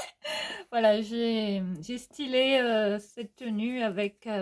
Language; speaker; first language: French; native; French